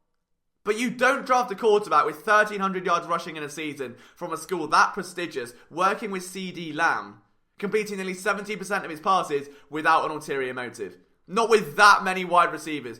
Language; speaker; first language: English; native; English